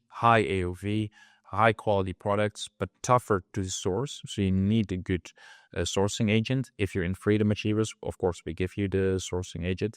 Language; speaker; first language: English; non-native, fluent; Dutch